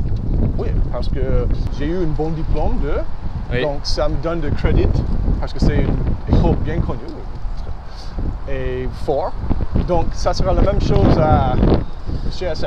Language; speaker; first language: French; early bilingual, heritage; English